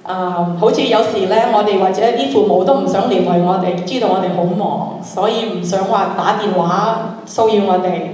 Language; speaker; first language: Cantonese; early bilingual, heritage; Cantonese